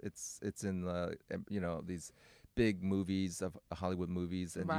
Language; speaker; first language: English; native; English